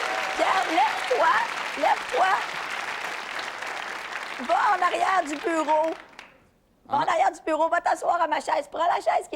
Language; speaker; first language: French; native; French